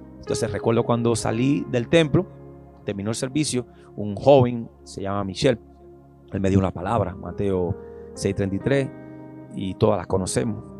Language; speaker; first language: Spanish; native; Spanish